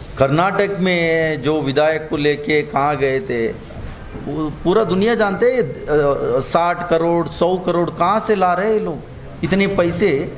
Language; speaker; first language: Hindi; non-native, local second language; Kannada